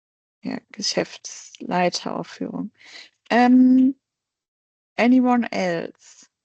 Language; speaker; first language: German; non-native, fluent; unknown